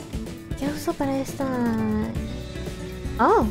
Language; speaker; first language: Spanish; early bilingual, heritage; English